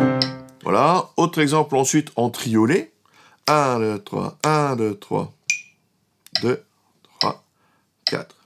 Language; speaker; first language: French; native; French